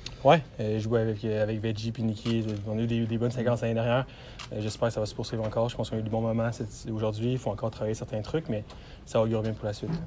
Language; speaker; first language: French; native; French